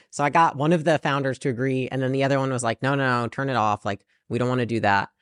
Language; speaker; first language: English; native; English